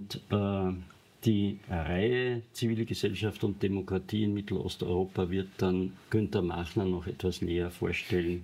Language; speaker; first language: German; native; German